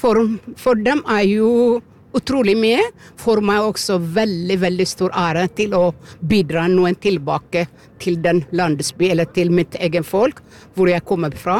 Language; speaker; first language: Norwegian; non-native, learner; Amharic